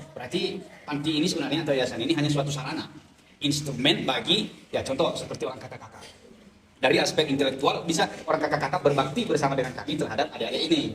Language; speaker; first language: Indonesian; non-native, local second language; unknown